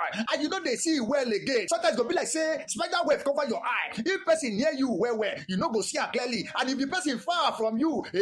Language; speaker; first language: Nigerian Pidgin; non-native, local second language; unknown